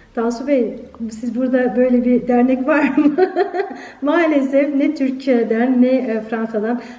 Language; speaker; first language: Turkish; early bilingual, heritage; Turkish